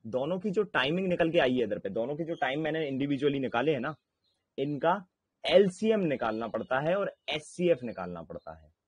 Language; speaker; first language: Hindi; native; Hindi